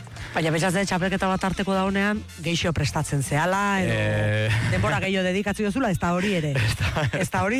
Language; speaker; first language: Basque; native; Basque